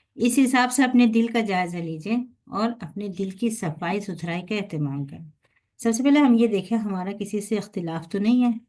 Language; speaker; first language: Urdu; native; Urdu